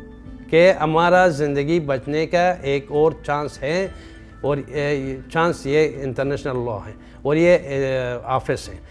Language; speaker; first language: Hindi; non-native, fluent; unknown